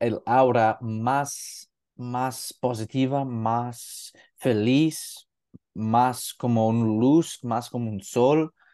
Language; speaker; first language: Spanish; non-native, learner; English